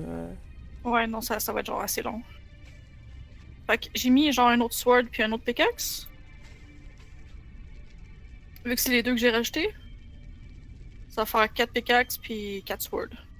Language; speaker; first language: French; native; French